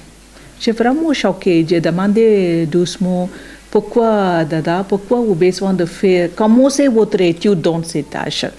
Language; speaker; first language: French; non-native, learner; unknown